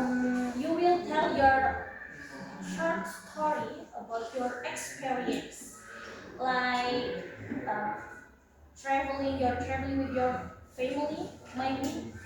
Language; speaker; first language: English; non-native, learner; Indonesian